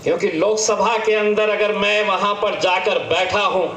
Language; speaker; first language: Hindi; non-native, local second language; Marathi